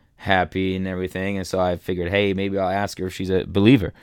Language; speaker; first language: English; early bilingual, other home language; German